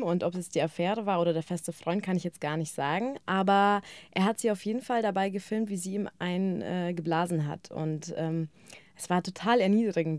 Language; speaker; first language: German; native; German